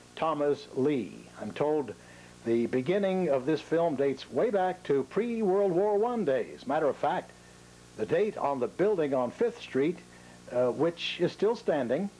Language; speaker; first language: English; native; English